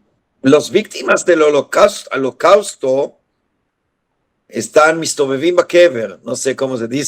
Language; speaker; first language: Spanish; non-native, fluent; Hebrew